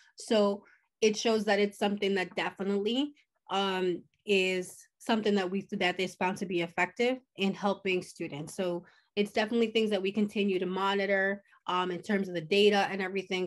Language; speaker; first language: English; early bilingual, other home language; Spanish